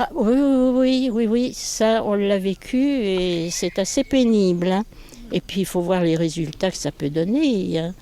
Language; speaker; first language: French; native; French